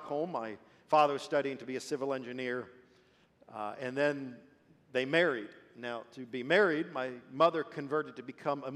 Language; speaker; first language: English; early bilingual, other home language; Swedish